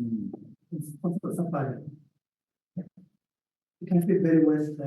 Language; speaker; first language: English; non-native, learner; Vietnamese